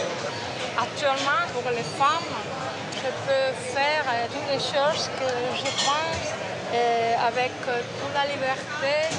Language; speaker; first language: French; non-native, fluent; Spanish